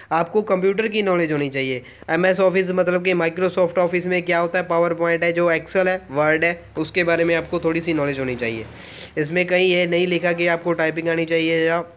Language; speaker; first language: Hindi; non-native, local second language; Punjabi